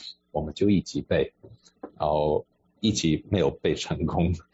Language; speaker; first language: Chinese; non-native, fluent; English